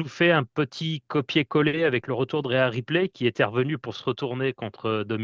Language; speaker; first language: French; native; French